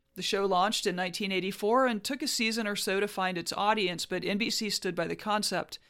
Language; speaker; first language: English; native; English